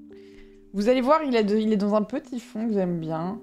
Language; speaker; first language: French; native; French